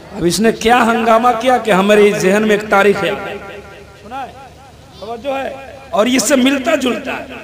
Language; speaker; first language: Hindi; native; Hindi